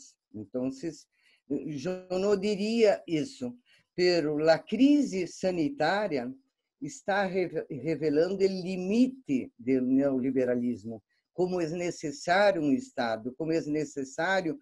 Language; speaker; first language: Spanish; non-native, fluent; Portuguese